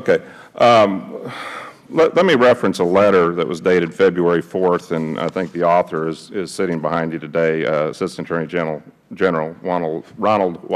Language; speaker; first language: English; native; English